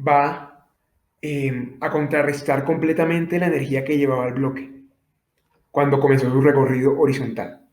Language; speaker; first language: Spanish; native; Spanish